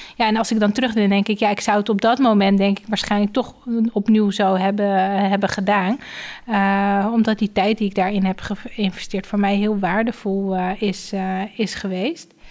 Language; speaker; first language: Dutch; native; Dutch